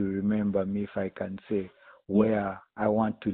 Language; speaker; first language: English; non-native, local second language; Ganda